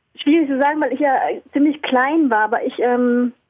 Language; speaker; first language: German; early bilingual, other home language; Vietnamese